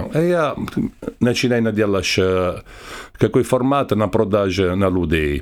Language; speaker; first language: Russian; non-native, learner; Italian